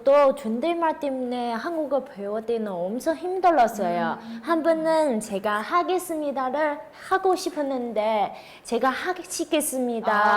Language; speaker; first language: Korean; non-native, fluent; Chinese